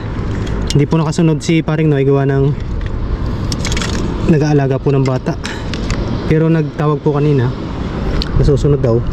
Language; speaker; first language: Filipino; native; Filipino